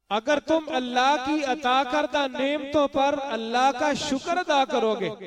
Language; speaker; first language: Urdu; non-native, local second language; Punjabi